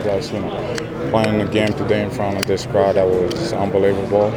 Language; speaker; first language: English; non-native, fluent; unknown